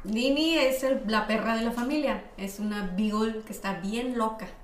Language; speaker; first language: Spanish; native; Spanish